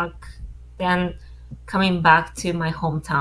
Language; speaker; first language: English; non-native, learner; Japanese